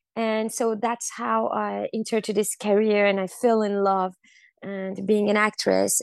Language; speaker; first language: English; non-native, fluent; Persian